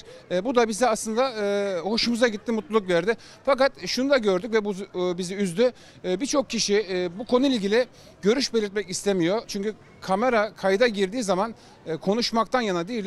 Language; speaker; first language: Turkish; native; Turkish